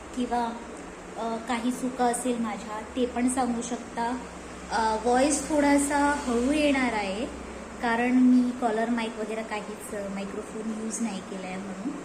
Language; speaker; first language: Marathi; non-native, local second language; Konkani